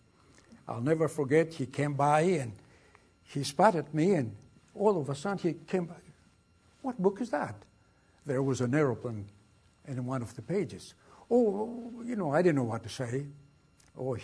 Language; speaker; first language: English; non-native, fluent; Greek